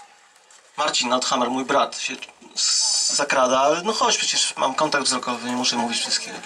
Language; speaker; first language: Polish; native; Polish